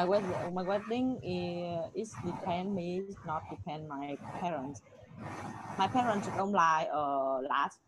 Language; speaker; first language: English; non-native, learner; Vietnamese